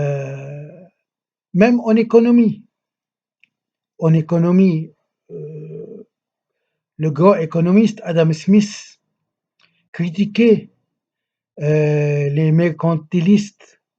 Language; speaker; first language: French; non-native, local second language; Arabic